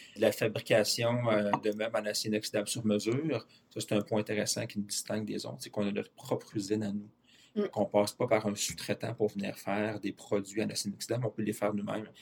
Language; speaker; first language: French; native; French